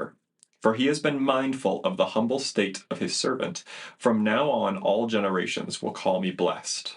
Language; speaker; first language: English; native; English